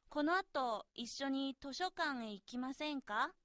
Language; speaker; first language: Japanese; non-native, fluent; Chinese